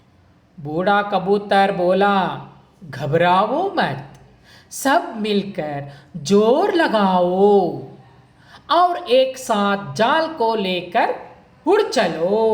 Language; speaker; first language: Hindi; non-native, local second language; Kannada